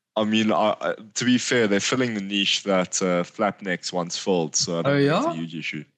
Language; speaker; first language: English; native; English